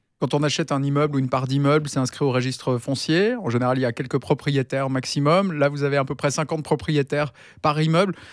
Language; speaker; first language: French; native; French